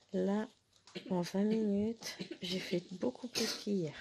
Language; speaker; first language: French; native; French